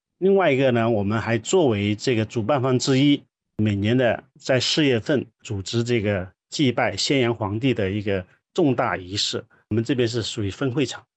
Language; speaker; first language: Chinese; non-native, local second language; Hakka Chinese